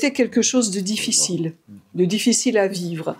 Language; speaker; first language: French; native; French